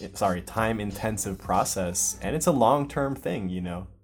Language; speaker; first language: English; native; English